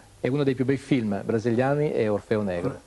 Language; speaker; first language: Italian; native; Italian